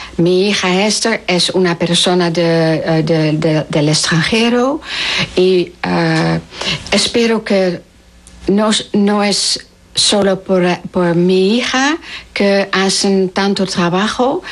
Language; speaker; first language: Spanish; non-native, learner; Dutch